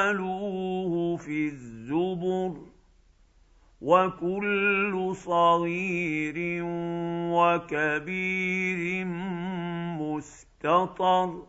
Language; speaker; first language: Arabic; native; Arabic